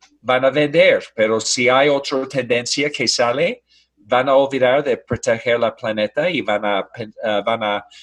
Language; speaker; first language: Spanish; non-native, fluent; English